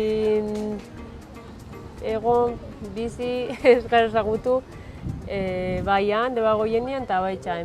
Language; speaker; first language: Basque; native; Basque